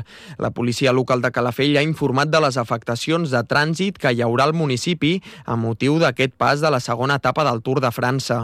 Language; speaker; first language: Catalan; native; Catalan